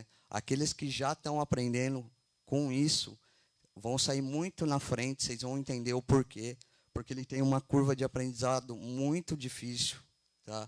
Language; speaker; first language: Portuguese; native; Portuguese